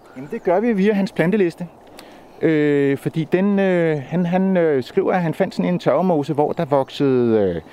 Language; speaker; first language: Danish; native; Danish